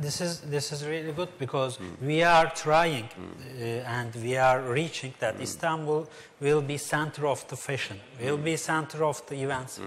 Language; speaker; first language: English; non-native, learner; Turkish